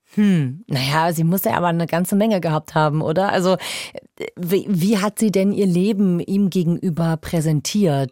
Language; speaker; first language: German; native; German